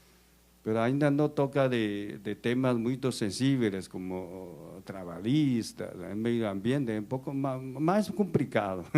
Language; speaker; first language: Portuguese; non-native, learner; Chinese